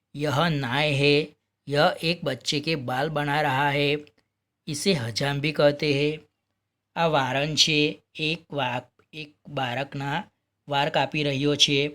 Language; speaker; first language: Hindi; non-native, local second language; Gujarati